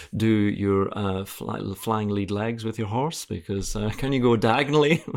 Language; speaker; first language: English; native; English